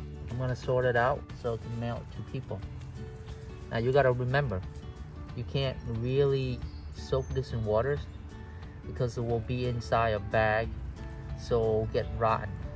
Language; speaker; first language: English; non-native, fluent; Vietnamese